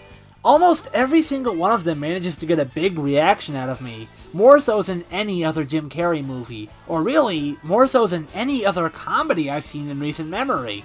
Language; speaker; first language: English; native; English